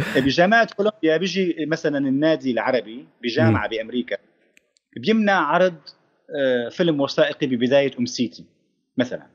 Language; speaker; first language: Arabic; native; Arabic